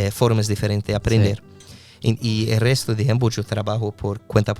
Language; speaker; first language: Spanish; non-native, fluent; English